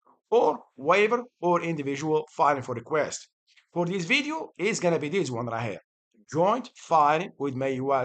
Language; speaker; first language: English; non-native, fluent; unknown